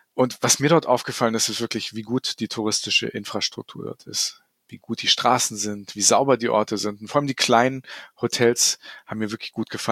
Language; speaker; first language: German; native; German